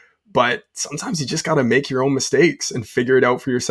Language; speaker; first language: English; native; English